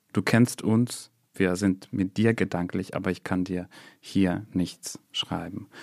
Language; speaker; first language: German; non-native, fluent; Russian